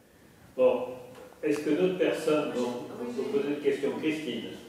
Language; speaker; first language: French; native; French